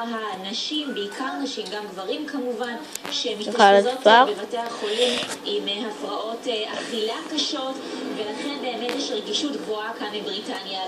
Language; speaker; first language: Hebrew; native; Hebrew